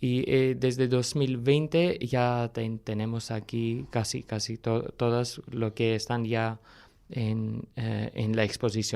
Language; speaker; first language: Spanish; non-native, fluent; Armenian